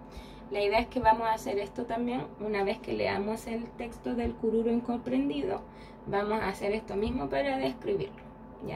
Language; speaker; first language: Spanish; native; Spanish